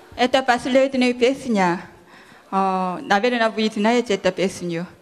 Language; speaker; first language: Russian; non-native, learner; Korean